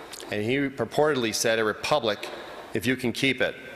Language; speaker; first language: English; native; English